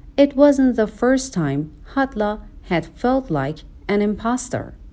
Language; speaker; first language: English; non-native, fluent; Persian